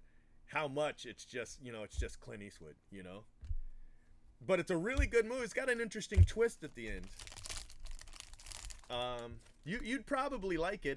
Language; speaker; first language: English; native; English